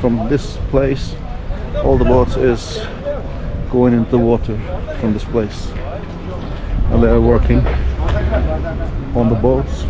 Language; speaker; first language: English; non-native, fluent; Turkish